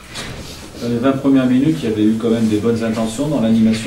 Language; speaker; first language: French; native; French